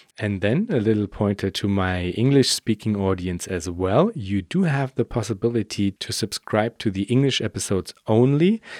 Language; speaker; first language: English; non-native, fluent; German